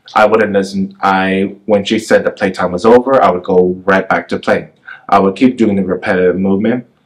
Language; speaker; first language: English; native; English